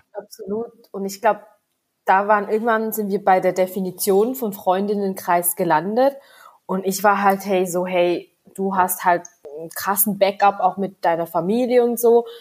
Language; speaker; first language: German; early bilingual, other home language; Vietnamese